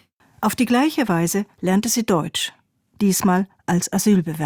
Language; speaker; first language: German; native; German